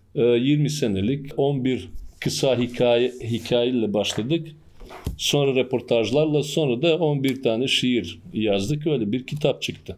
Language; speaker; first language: Turkish; non-native, fluent; Serbian